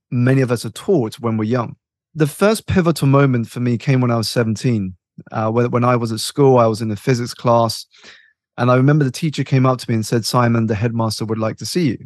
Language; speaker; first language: English; native; English